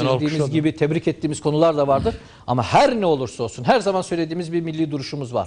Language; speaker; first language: Turkish; native; Turkish